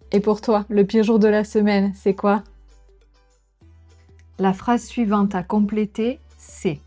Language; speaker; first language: French; native; French